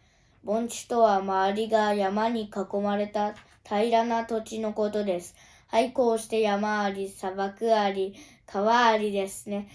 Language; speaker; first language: Japanese; early bilingual, other home language; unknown